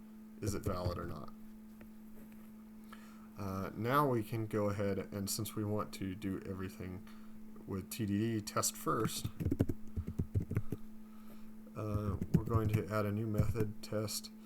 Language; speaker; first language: English; native; English